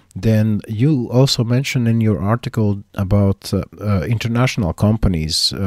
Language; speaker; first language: English; non-native, fluent; Latvian